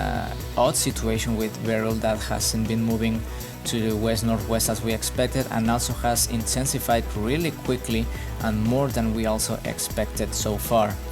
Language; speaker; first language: English; non-native, fluent; Spanish